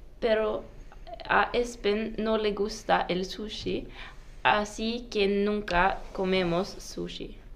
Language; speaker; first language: Spanish; non-native, learner; Norwegian